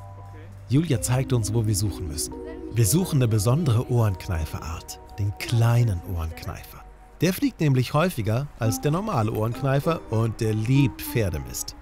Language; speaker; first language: German; native; German